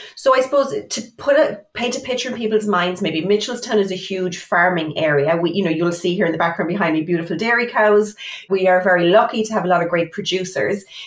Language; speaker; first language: English; native; English